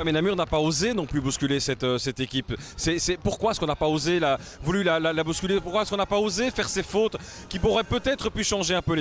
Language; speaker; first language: French; native; French